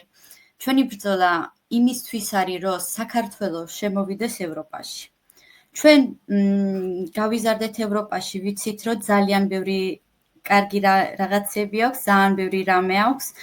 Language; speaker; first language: Georgian; early bilingual, heritage; Georgian